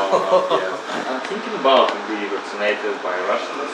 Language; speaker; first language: English; non-native, fluent; Russian